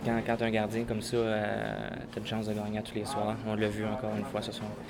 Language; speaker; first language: French; native; French